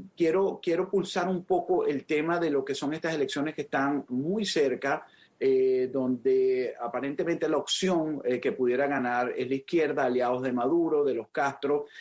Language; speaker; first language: Spanish; native; Spanish